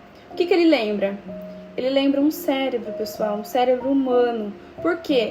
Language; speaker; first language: Portuguese; native; Portuguese